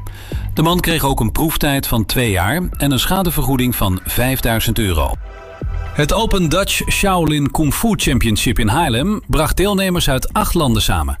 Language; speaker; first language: Dutch; native; Dutch